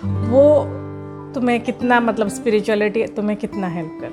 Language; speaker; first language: Hindi; non-native, local second language; Odia